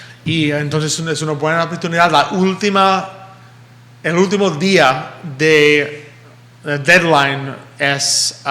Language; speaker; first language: Spanish; early bilingual, heritage; English